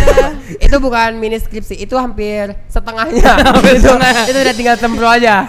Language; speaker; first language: Indonesian; native; Indonesian